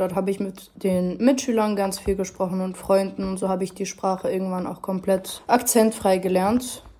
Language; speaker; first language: German; early bilingual, other home language; Arabic